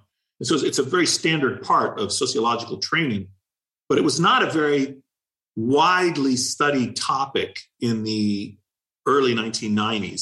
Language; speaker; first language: English; native; English